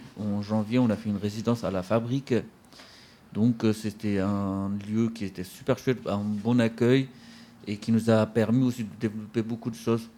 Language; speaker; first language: French; non-native, fluent; Central Kurdish